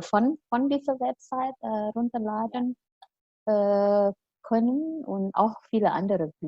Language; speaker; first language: German; non-native, fluent; Indonesian